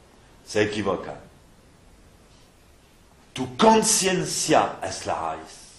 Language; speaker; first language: Spanish; non-native, fluent; French